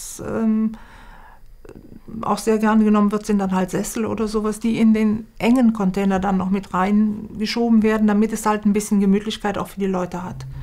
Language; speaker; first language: German; native; German